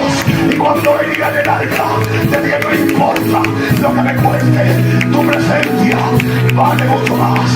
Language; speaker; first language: Spanish; native; Spanish